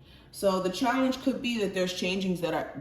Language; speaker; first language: English; native; English